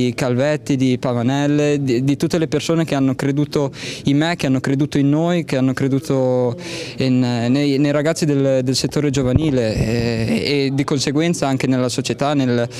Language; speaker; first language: Italian; native; Italian